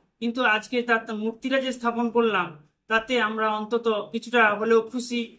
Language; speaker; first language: Bangla; native; Bangla